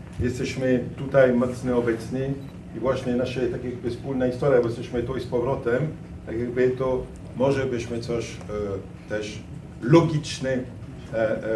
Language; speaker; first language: Polish; non-native, fluent; French